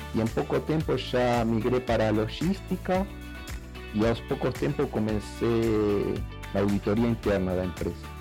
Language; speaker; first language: Portuguese; non-native, learner; Spanish